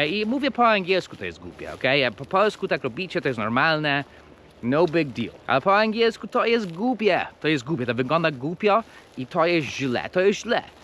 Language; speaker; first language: Polish; non-native, fluent; English